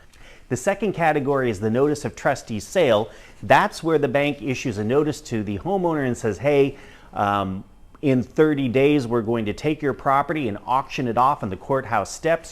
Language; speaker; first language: English; native; English